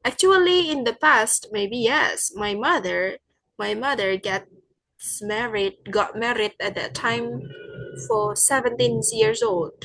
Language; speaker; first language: English; non-native, fluent; Indonesian